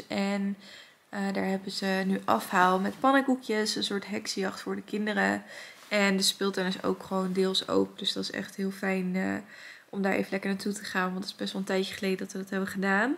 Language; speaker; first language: Dutch; native; Dutch